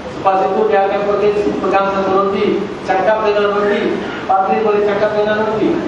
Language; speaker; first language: Malay; non-native, local second language; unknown